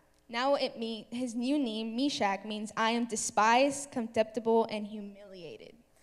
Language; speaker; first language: English; native; English